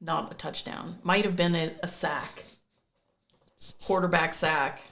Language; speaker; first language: English; native; English